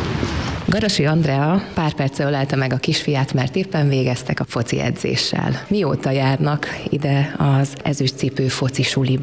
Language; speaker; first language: Hungarian; native; Hungarian